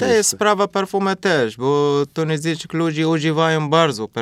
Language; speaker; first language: Polish; non-native, learner; Arabic